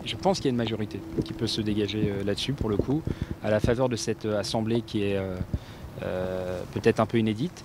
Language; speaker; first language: French; native; French